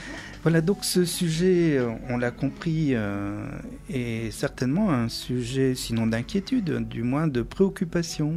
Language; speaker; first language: French; native; French